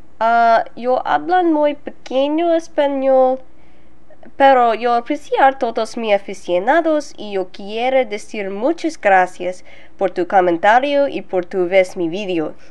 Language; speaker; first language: Spanish; non-native, learner; English